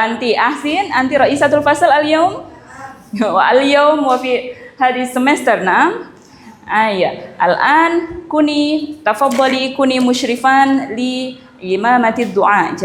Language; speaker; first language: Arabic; non-native, fluent; Indonesian